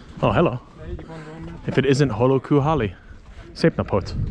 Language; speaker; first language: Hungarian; non-native, learner; English